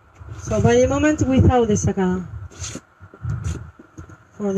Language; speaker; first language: English; non-native, learner; French